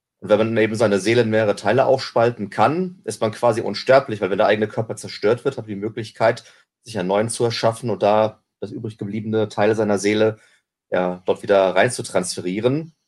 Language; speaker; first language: German; native; German